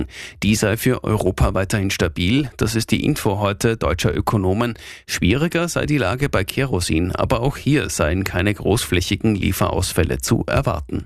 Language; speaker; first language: German; native; German